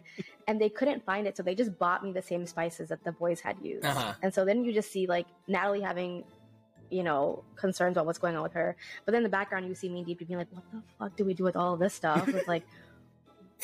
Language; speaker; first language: English; native; English